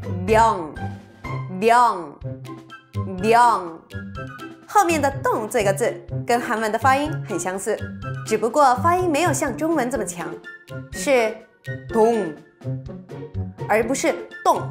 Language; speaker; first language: Chinese; non-native, fluent; Korean